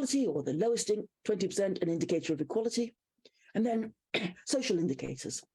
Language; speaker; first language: English; native; English